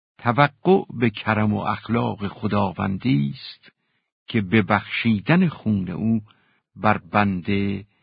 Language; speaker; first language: Persian; native; Persian